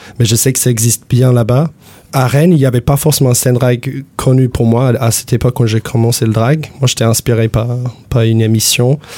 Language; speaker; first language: French; non-native, fluent; English